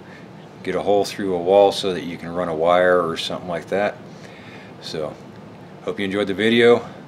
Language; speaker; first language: English; native; English